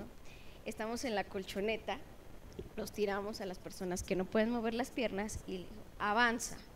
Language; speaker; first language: Spanish; native; Spanish